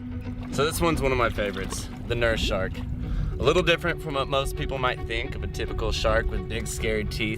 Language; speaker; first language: English; native; English